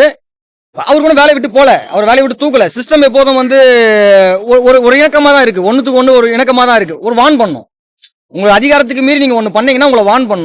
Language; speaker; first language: Tamil; native; Tamil